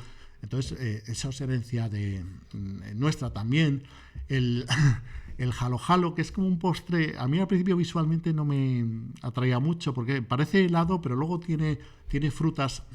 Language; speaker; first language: Spanish; native; Spanish